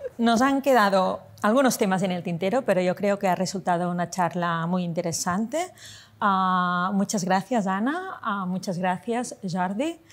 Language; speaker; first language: Spanish; non-native, local second language; Catalan